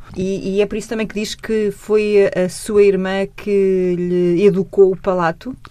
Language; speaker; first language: Portuguese; native; Portuguese